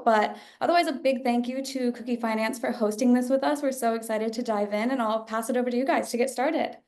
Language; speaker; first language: English; native; English